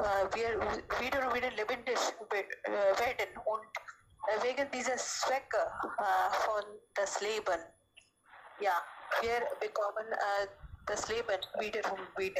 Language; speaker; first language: German; non-native, learner; Hindi